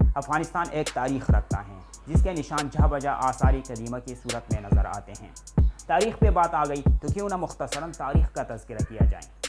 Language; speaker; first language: Urdu; non-native, local second language; Pashto